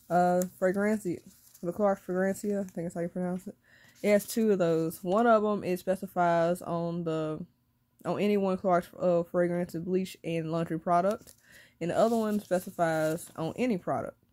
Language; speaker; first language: English; native; English